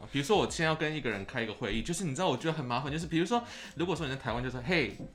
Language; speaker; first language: Chinese; native; Chinese